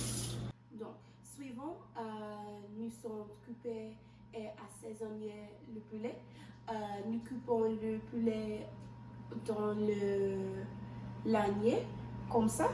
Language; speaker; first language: French; non-native, learner; English